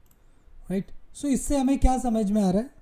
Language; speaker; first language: Hindi; native; Hindi